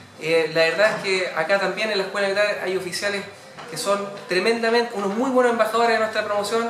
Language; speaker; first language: Spanish; native; Spanish